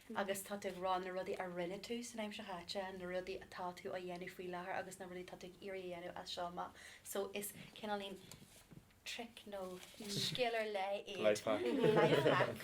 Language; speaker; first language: Irish; non-native, local second language; English